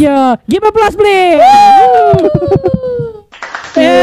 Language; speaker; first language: English; non-native, learner; Indonesian